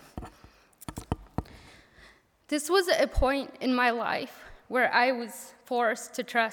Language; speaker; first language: English; early bilingual, other home language; Pennsylvania German